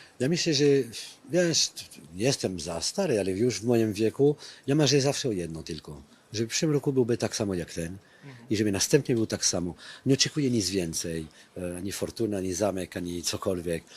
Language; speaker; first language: Polish; non-native, fluent; French